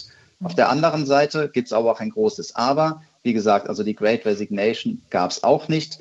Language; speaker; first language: German; native; German